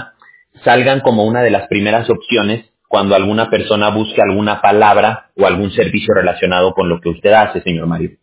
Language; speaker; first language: Spanish; native; Spanish